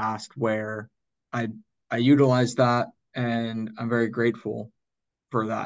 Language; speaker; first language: English; native; English